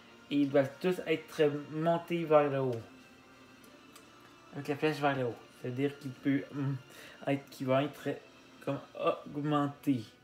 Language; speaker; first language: French; native; French